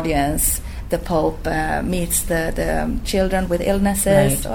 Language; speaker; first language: English; non-native, fluent; Swedish